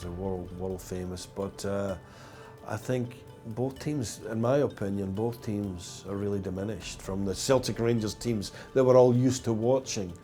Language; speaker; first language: English; native; English